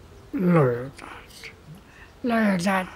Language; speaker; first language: Hebrew; non-native, fluent; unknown